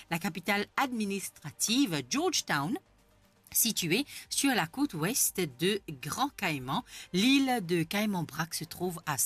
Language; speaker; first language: French; non-native, local second language; Morisyen